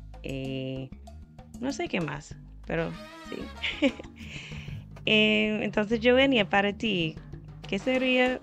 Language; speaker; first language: Spanish; non-native, fluent; English